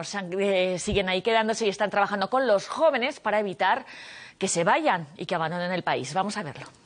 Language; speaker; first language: Spanish; native; Spanish